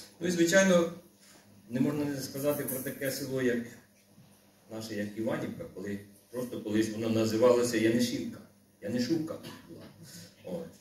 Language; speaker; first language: Ukrainian; native; Ukrainian